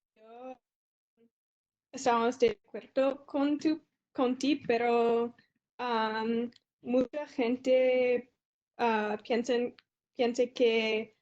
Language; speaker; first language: Spanish; non-native, learner; English